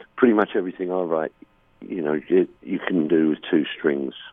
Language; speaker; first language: English; native; English